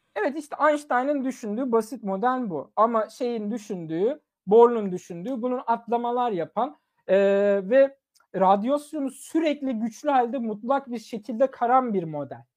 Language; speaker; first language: Turkish; early bilingual, other home language; German